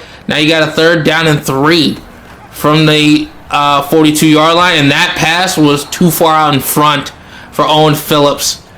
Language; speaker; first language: English; native; English